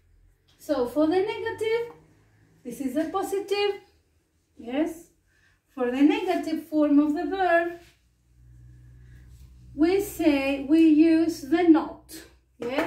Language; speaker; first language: English; non-native, fluent; Spanish